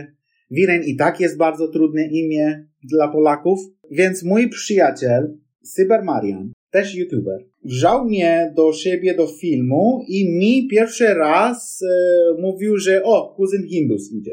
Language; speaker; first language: Polish; non-native, fluent; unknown